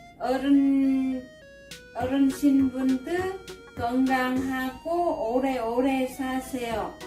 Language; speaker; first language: Korean; non-native, learner; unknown